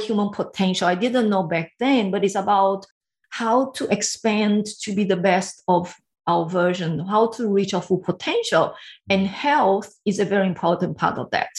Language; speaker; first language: English; non-native, fluent; Portuguese